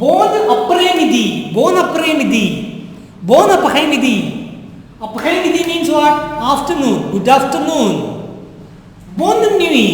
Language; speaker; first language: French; non-native, fluent; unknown